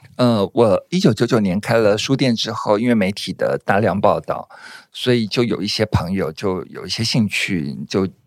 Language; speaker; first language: Chinese; native; Chinese